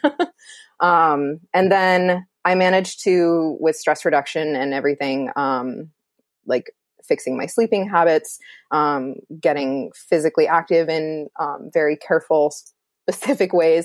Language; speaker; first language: English; native; English